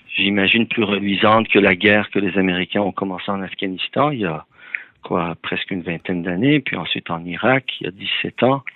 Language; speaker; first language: French; early bilingual, other home language; Persian